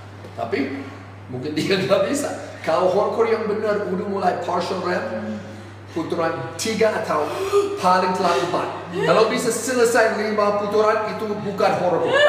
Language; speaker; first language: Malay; non-native, fluent; English